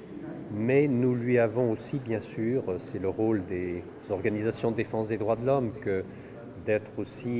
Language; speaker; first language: French; native; French